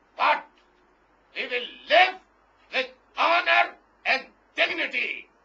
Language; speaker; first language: English; non-native, local second language; Urdu